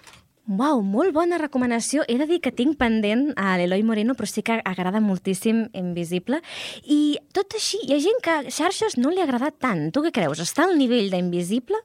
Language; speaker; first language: Catalan; native; Catalan